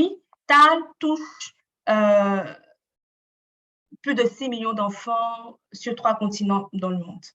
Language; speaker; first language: French; native; French